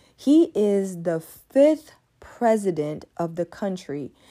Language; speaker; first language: English; early bilingual, other home language; French